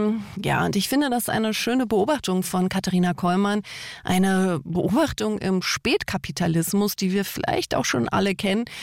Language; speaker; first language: German; native; German